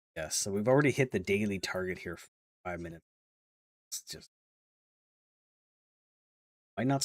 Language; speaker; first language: English; native; English